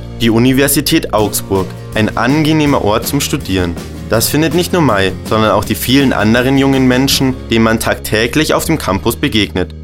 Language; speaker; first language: German; native; German